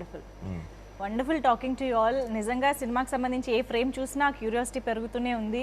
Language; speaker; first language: Telugu; native; Telugu